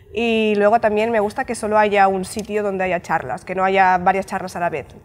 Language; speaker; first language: Spanish; native; Spanish